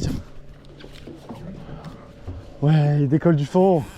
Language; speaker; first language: French; native; French